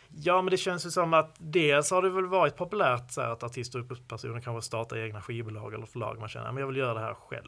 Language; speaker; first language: Swedish; native; Swedish